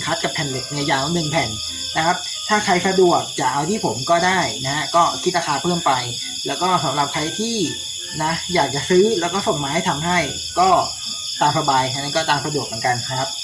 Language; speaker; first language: Thai; native; Thai